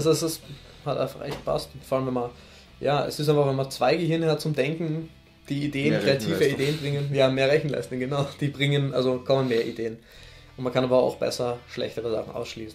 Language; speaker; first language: German; native; German